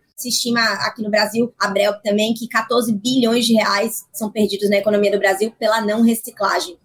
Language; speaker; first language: Portuguese; native; Portuguese